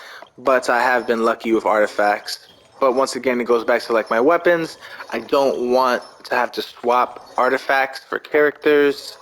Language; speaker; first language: English; native; English